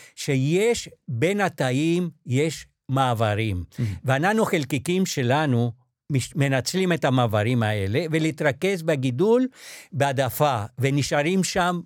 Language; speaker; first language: Hebrew; non-native, fluent; Spanish